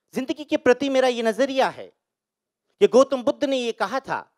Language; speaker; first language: Hindi; native; Hindi